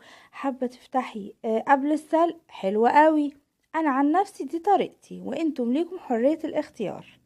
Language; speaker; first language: Arabic; native; Arabic